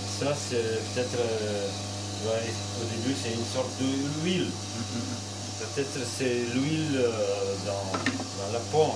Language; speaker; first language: French; non-native, fluent; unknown